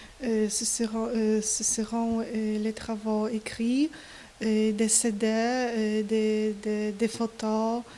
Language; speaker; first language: French; non-native, fluent; Polish